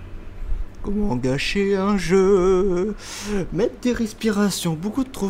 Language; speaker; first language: French; native; French